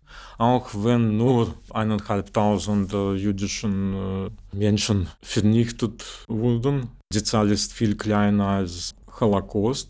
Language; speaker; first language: German; non-native, fluent; Russian